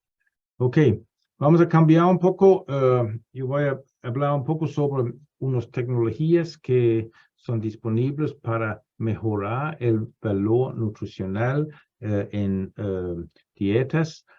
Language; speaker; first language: Spanish; non-native, fluent; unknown